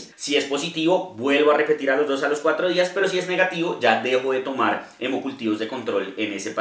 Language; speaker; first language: Spanish; native; Spanish